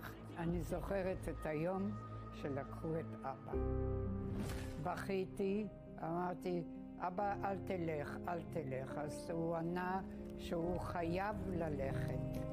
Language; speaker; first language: Hebrew; non-native, fluent; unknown